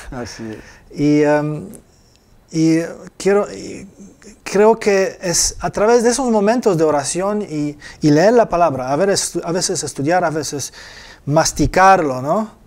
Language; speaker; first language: Spanish; non-native, fluent; Polish